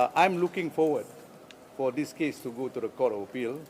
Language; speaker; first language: English; non-native, local second language; Malay